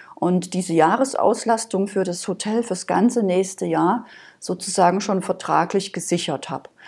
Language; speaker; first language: German; native; German